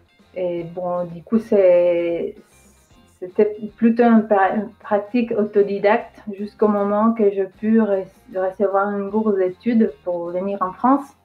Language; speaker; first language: French; non-native, fluent; Spanish